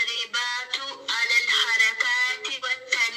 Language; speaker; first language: Arabic; non-native, learner; Amharic